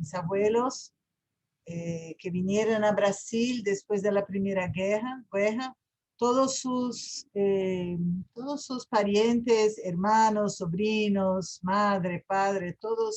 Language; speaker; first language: Spanish; non-native, fluent; Portuguese